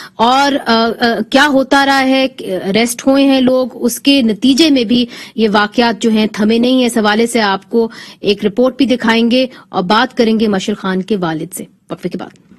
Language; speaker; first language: Urdu; native; Urdu